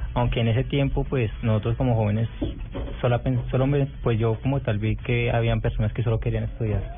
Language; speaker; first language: Spanish; native; Spanish